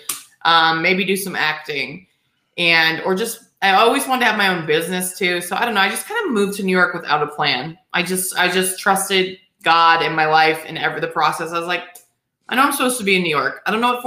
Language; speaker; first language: English; native; English